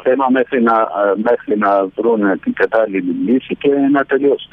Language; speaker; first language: Greek; early bilingual, heritage; Greek